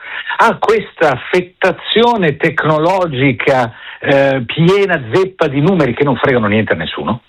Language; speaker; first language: Italian; native; Italian